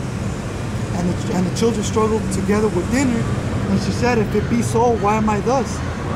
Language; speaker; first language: English; native; English